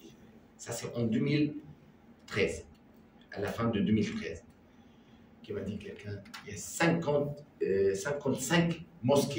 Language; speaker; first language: French; non-native, learner; Arabic